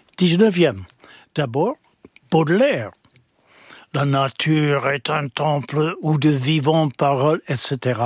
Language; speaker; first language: French; non-native, fluent; English